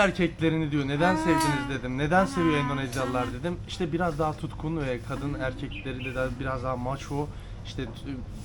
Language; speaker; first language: Turkish; native; Turkish